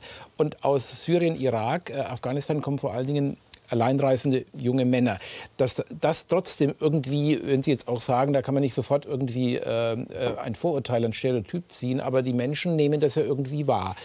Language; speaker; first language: German; native; German